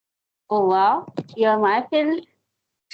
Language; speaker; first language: English; non-native, learner; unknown